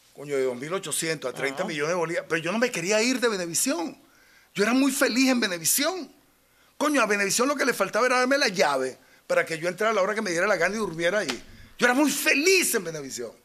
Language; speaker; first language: Spanish; native; Spanish